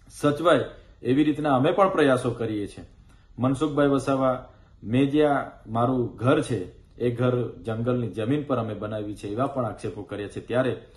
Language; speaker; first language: Gujarati; non-native, local second language; Vasavi